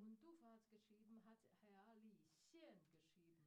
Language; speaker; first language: German; non-native, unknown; Chinese